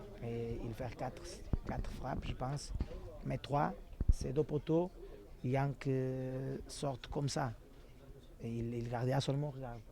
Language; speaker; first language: French; non-native, fluent; Portuguese